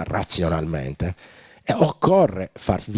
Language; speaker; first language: Italian; native; Italian